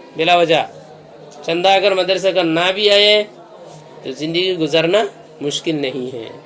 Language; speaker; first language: Urdu; non-native, local second language; Manipuri